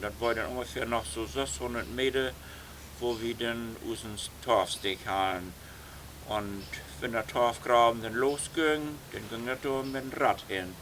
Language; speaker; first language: German; non-native, local second language; Low German